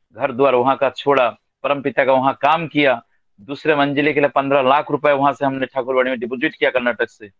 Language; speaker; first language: Hindi; non-native, local second language; Bangla